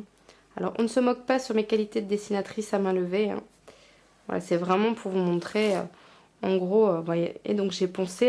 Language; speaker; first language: French; native; French